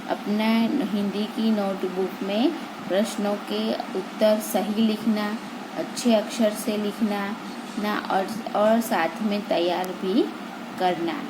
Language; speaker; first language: Hindi; non-native, local second language; Gujarati